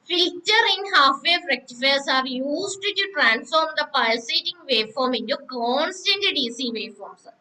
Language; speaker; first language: English; non-native, local second language; Malayalam